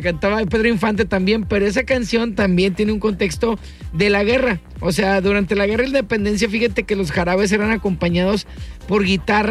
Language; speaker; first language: Spanish; native; Spanish